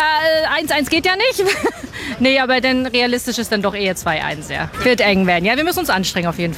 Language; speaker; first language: German; native; German